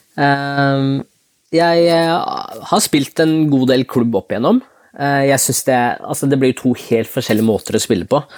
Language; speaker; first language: Norwegian; early bilingual, other home language; Spanish